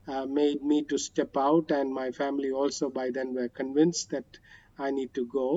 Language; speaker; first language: English; non-native, local second language; Malayalam